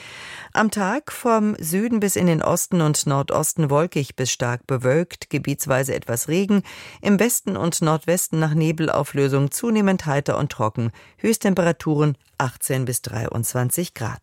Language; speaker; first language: German; native; German